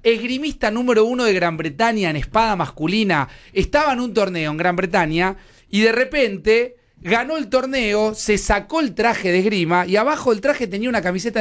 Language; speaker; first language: Spanish; native; Spanish